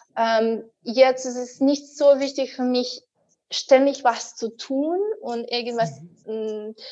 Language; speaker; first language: German; non-native, fluent; Russian